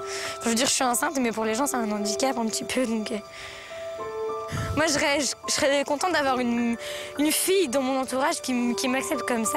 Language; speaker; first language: French; native; French